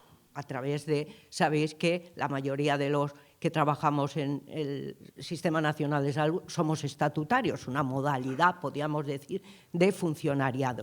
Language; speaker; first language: Spanish; native; Spanish